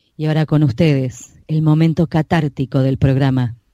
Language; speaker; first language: Spanish; native; Spanish